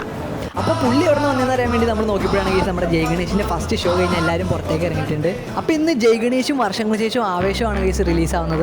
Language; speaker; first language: Malayalam; native; Malayalam